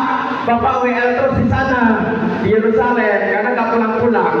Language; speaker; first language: Indonesian; native; Indonesian